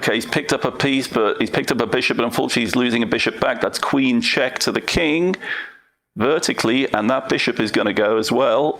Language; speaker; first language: English; native; English